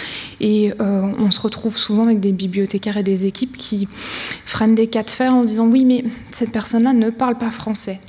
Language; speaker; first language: French; native; French